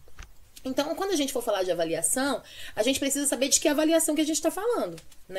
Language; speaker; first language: Portuguese; native; Portuguese